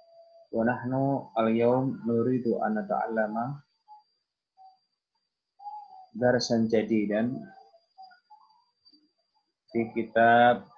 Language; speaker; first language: Arabic; non-native, fluent; Indonesian